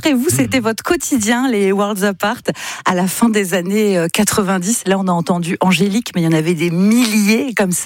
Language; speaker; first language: French; native; French